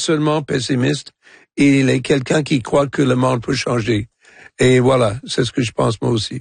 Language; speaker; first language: French; non-native, local second language; English